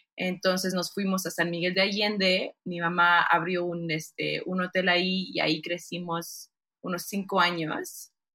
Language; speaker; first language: Spanish; early bilingual, heritage; Spanish